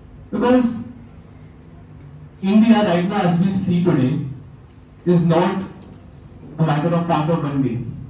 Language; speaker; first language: English; non-native, local second language; Hindi